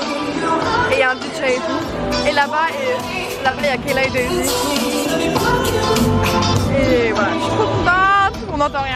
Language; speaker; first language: French; native; French